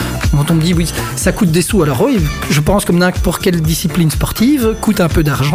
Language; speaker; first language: French; native; French